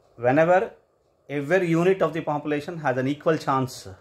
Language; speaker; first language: English; non-native, local second language; Telugu